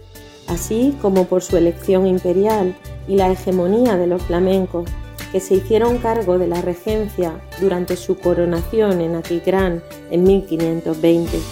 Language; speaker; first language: Spanish; native; Spanish